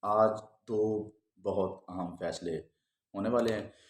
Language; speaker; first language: Urdu; non-native, local second language; Punjabi